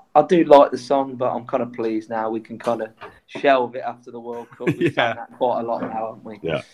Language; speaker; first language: English; native; English